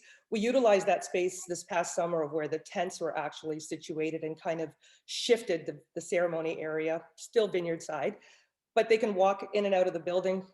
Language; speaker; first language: English; native; English